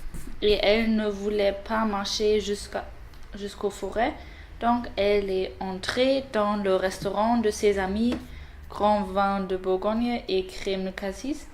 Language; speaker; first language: French; non-native, learner; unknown